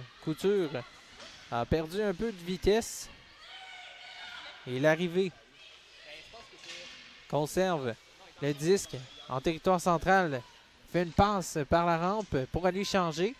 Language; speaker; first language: French; native; French